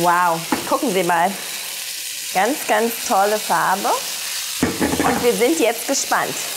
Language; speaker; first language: German; native; German